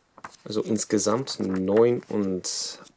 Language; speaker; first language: German; non-native, fluent; English